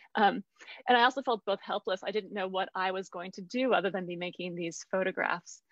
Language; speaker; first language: English; native; English